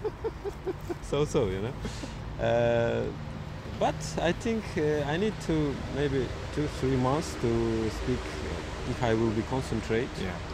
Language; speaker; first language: English; non-native, learner; Uzbek